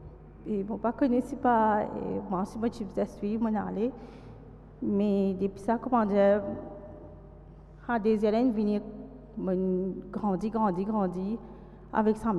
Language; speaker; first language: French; non-native, local second language; Morisyen